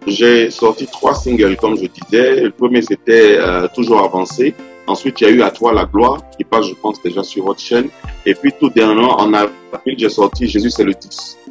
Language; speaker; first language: French; non-native, local second language; Yoruba